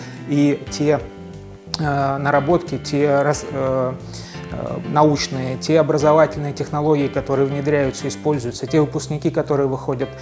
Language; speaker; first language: Russian; native; Russian